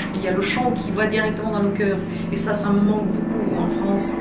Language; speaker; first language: French; non-native, fluent; Russian